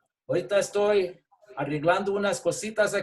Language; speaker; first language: Spanish; early bilingual, heritage; English